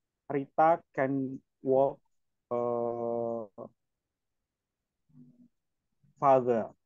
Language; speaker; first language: English; non-native, learner; Indonesian